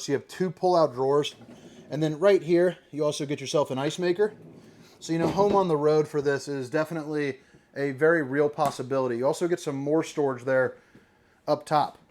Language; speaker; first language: English; native; English